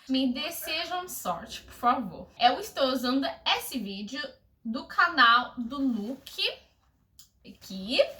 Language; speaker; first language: Portuguese; non-native, fluent; English